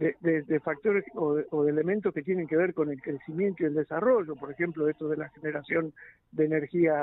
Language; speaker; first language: Spanish; native; Spanish